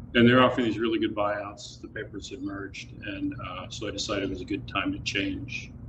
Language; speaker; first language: English; native; English